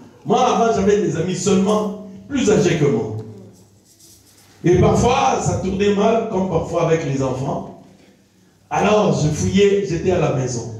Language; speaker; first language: French; non-native, local second language; Lingala